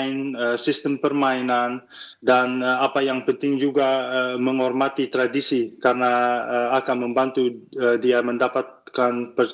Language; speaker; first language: Indonesian; non-native, fluent; Dutch